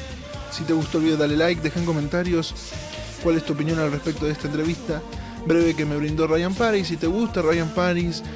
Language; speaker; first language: Spanish; native; Spanish